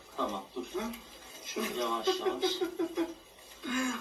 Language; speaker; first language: Turkish; native; Turkish